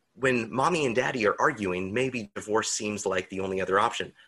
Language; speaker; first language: English; native; English